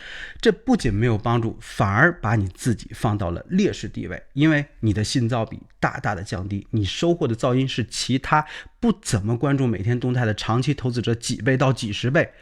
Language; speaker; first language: Chinese; native; Chinese